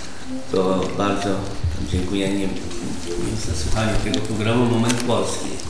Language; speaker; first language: Polish; early bilingual, heritage; Polish